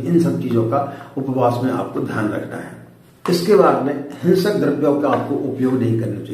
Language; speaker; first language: Hindi; native; Hindi